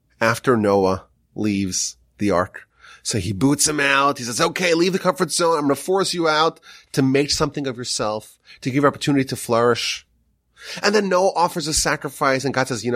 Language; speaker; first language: English; native; English